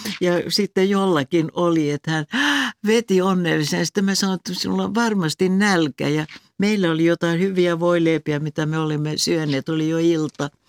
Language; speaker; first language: Finnish; non-native, local second language; Swedish